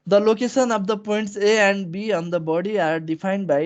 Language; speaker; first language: English; non-native, local second language; Nepali